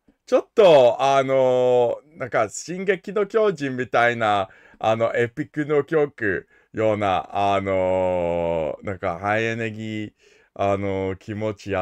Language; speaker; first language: Japanese; non-native, learner; English